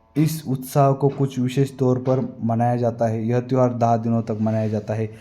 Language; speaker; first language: Hindi; non-native, local second language; Marathi